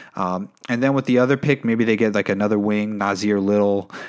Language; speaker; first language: English; native; English